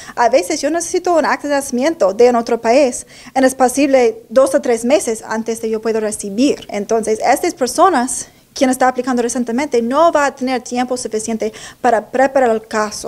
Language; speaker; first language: Spanish; non-native, learner; English